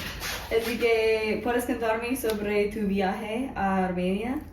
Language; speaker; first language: Spanish; non-native, learner; English